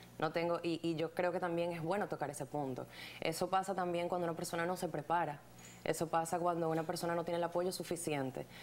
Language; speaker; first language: Spanish; native; Spanish